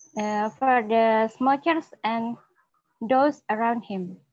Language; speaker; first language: English; non-native, learner; Indonesian